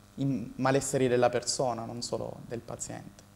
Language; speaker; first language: Italian; native; Italian